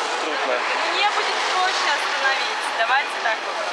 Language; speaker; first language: Russian; native; Russian